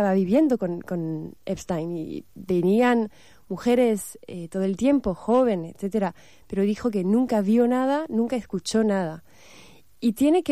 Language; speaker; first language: Spanish; non-native, fluent; French